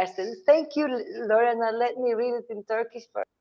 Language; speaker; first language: English; non-native, learner; Turkish